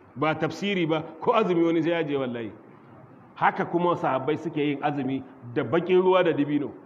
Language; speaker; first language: Hausa; non-native, local second language; Kanuri